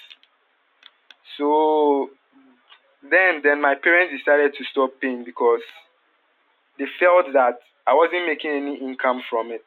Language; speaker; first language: English; non-native, local second language; Akan